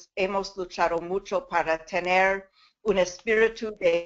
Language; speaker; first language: Spanish; non-native, fluent; English